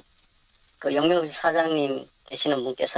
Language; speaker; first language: Korean; native; Korean